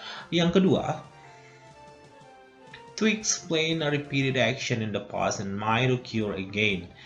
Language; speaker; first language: English; non-native, fluent; Indonesian